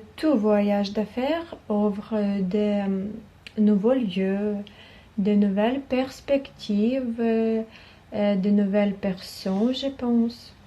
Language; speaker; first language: French; non-native, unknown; Ukrainian